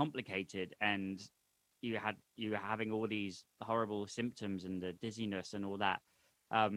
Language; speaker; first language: English; native; English